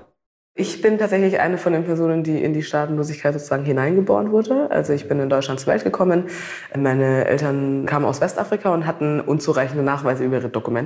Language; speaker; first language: German; native; German